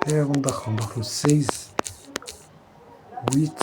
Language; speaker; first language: Arabic; native; Arabic